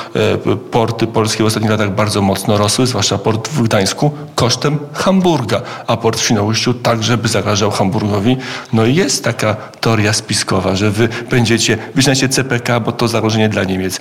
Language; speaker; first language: Polish; native; Polish